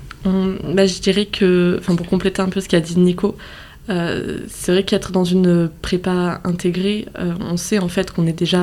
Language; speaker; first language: French; native; French